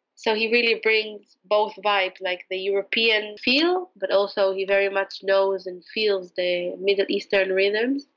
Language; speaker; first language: English; non-native, fluent; Hebrew